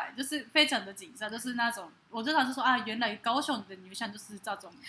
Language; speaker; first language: Chinese; non-native, fluent; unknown